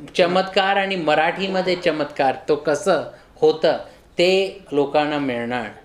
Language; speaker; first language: Marathi; early bilingual, heritage; Marathi